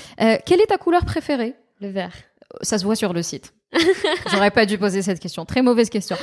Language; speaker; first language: French; non-native, local second language; Arabic